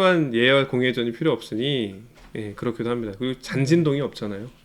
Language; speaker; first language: Korean; native; Korean